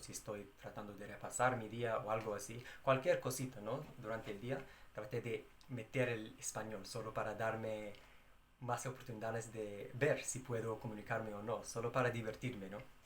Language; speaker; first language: Spanish; non-native, fluent; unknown